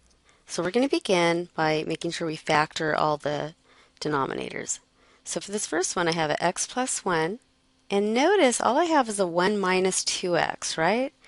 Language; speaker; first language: English; native; English